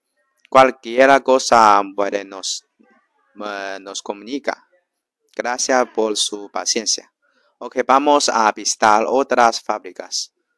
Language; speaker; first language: Spanish; non-native, learner; Chinese